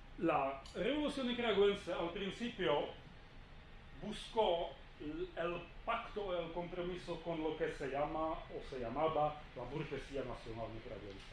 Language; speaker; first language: Spanish; non-native, fluent; Czech